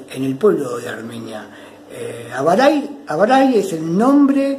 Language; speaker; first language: Spanish; native; Spanish